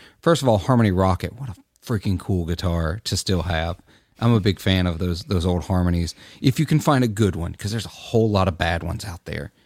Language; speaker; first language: English; native; English